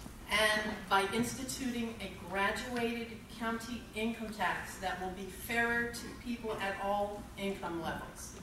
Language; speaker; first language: English; early bilingual, other home language; Spanish